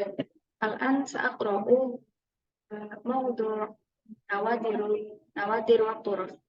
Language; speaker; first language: Arabic; non-native, learner; Indonesian